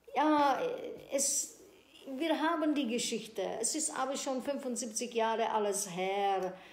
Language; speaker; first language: German; non-native, learner; Czech